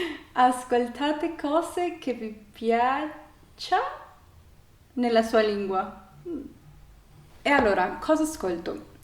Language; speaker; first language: Italian; non-native, learner; Spanish